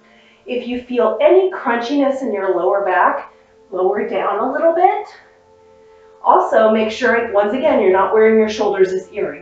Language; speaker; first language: English; native; English